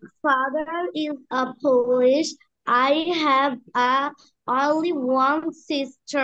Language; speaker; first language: English; non-native, learner; Bangla